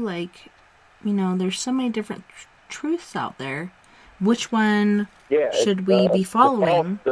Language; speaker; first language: English; native; English